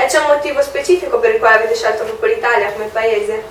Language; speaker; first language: Italian; native; Italian